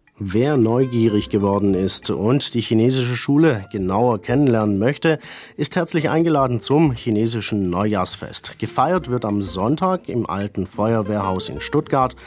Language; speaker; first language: German; native; German